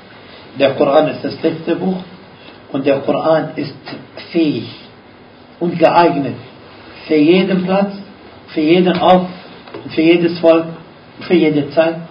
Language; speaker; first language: German; non-native, fluent; Arabic